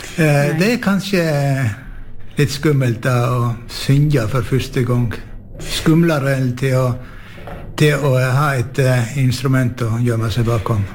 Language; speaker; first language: Norwegian; native; Norwegian